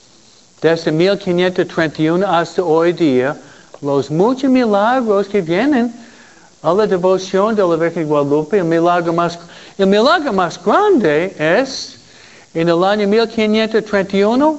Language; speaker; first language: Spanish; non-native, fluent; English